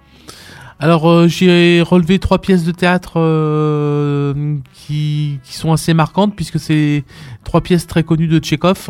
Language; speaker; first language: French; native; French